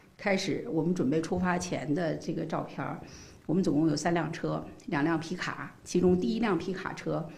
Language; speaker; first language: Chinese; native; Chinese